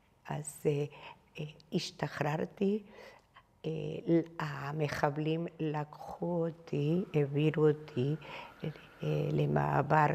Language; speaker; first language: Hebrew; non-native, fluent; Spanish